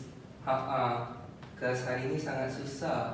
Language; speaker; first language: Indonesian; non-native, learner; Japanese